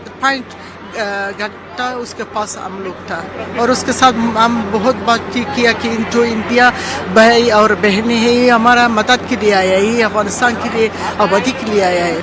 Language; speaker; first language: Hindi; non-native, learner; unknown